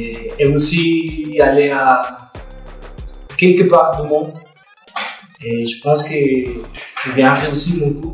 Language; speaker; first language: French; non-native, learner; Spanish